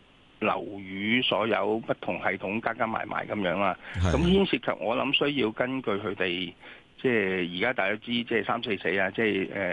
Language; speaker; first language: Cantonese; native; Cantonese